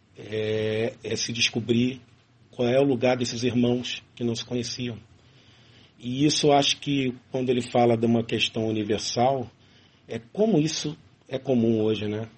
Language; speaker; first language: Portuguese; native; Portuguese